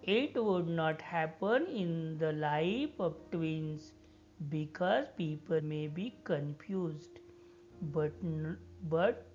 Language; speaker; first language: English; non-native, local second language; Marathi